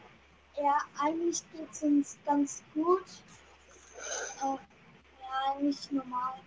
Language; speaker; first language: German; early bilingual, other home language; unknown